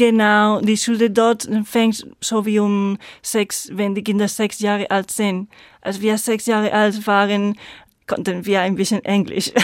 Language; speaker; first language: German; non-native, fluent; Spanish